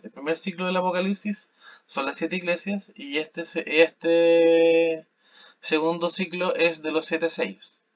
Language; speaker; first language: Spanish; native; Spanish